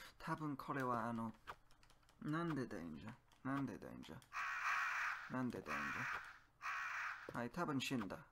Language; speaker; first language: Japanese; non-native, learner; English